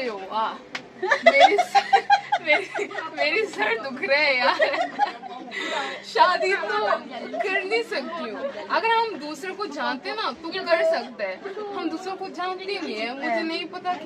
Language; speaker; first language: Hindi; non-native, learner; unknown